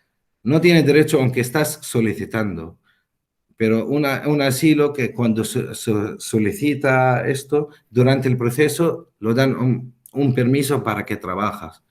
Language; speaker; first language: Spanish; non-native, fluent; Arabic